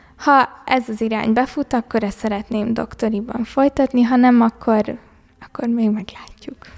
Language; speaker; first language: Hungarian; early bilingual, heritage; Hungarian